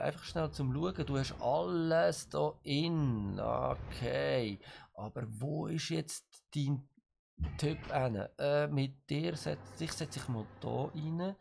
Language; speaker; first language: German; native; German